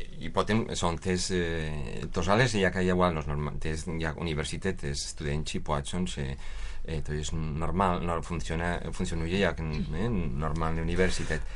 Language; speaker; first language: Polish; non-native, fluent; Spanish